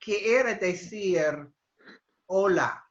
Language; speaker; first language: Spanish; non-native, fluent; English